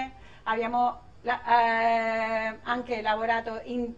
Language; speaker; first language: Italian; non-native, learner; Spanish